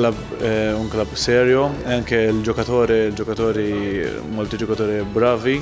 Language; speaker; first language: Italian; non-native, learner; Maltese